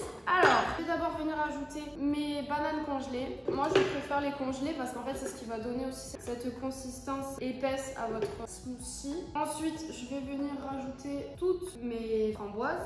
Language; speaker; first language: French; native; French